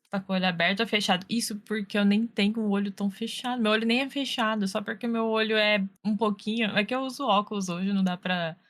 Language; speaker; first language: Portuguese; native; Portuguese